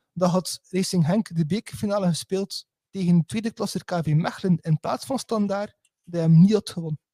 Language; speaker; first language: Dutch; native; Dutch